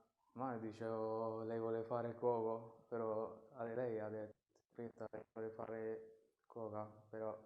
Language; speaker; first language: Italian; non-native, learner; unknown